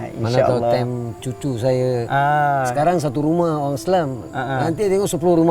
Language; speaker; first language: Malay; non-native, local second language; Tamil